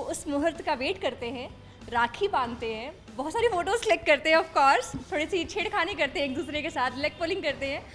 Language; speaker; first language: Hindi; native; Hindi